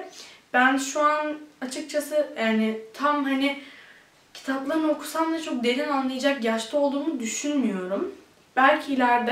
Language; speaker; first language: Turkish; early bilingual, heritage; Turkish